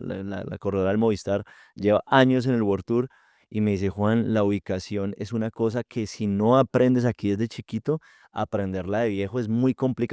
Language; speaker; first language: Spanish; native; Spanish